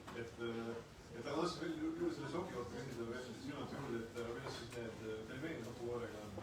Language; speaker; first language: Estonian; native; Estonian